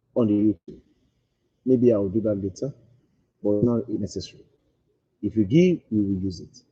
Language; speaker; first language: English; non-native, local second language; Yoruba